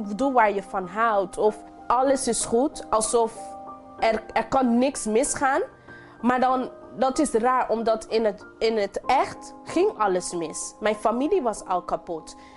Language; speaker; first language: Dutch; non-native, local second language; English